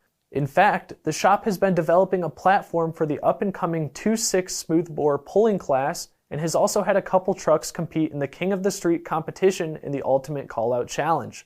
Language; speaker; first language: English; native; English